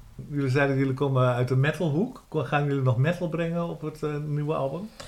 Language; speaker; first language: Dutch; native; Dutch